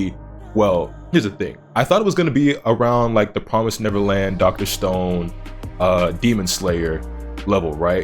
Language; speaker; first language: English; native; English